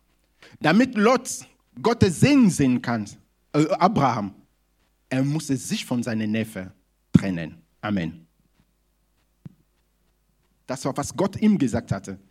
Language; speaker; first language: German; non-native, fluent; Lingala